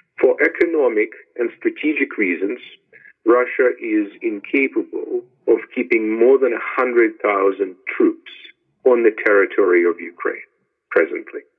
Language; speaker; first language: English; non-native, fluent; Ukrainian